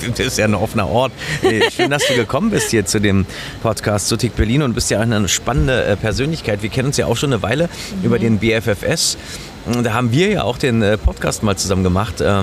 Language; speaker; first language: German; native; German